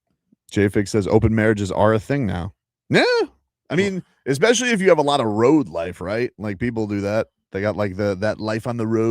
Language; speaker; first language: English; native; English